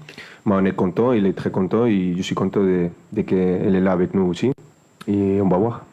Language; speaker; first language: French; non-native, fluent; Spanish